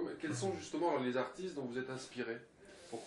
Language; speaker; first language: French; native; French